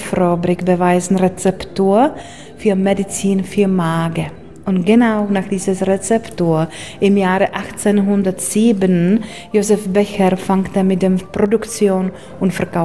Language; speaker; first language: German; non-native, fluent; Czech